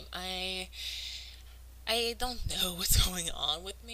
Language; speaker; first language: English; non-native, fluent; French